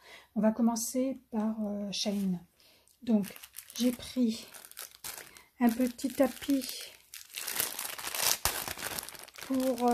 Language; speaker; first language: French; native; French